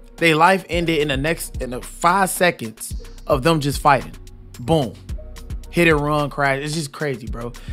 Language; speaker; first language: English; native; English